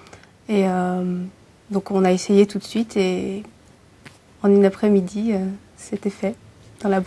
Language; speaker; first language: French; early bilingual, other home language; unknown